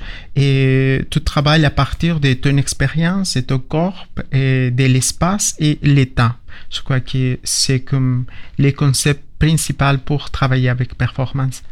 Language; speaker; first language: French; non-native, learner; Spanish